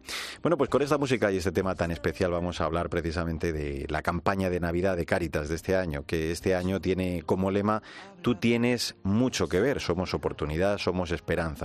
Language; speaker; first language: Spanish; native; Spanish